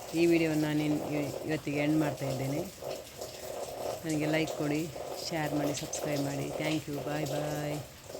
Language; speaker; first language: Kannada; non-native, local second language; Tulu